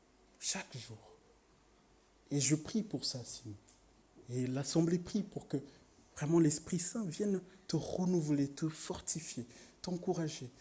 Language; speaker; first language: French; native; French